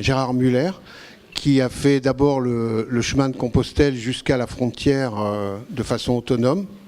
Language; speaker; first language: French; native; French